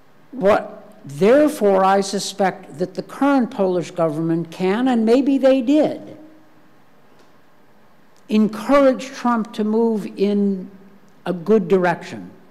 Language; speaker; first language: English; native; English